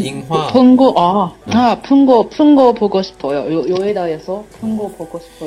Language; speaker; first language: Korean; non-native, learner; Chinese